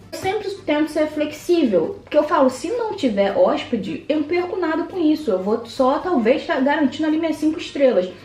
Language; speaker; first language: Portuguese; native; Portuguese